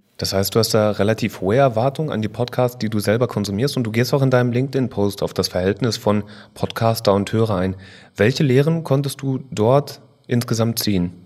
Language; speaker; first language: German; native; German